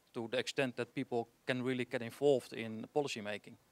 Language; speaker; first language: English; non-native, fluent; Dutch